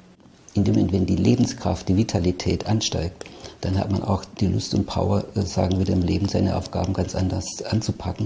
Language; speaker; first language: German; native; German